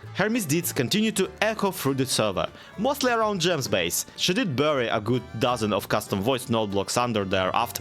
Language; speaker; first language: English; native; English